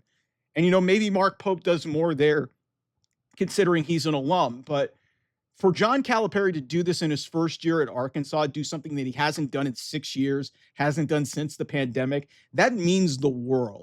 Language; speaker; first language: English; native; English